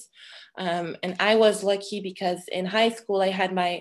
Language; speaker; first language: English; non-native, fluent; French